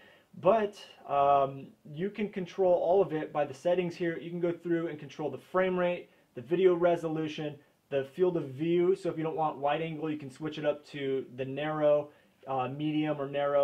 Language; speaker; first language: English; native; English